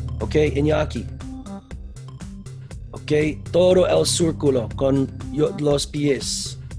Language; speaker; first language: Spanish; non-native, learner; English